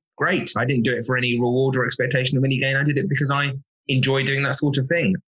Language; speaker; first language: English; native; English